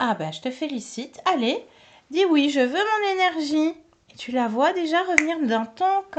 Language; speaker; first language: French; native; French